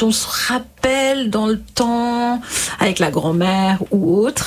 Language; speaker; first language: French; native; French